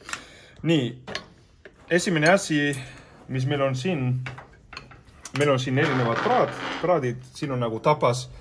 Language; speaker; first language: Estonian; non-native, learner; Spanish